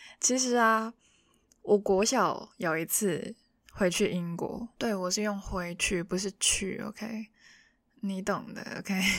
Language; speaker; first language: Chinese; non-native, local second language; Cantonese